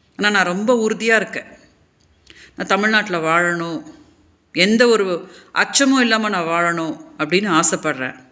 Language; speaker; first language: Tamil; native; Tamil